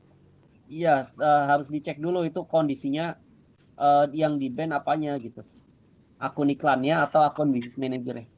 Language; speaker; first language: Indonesian; native; Indonesian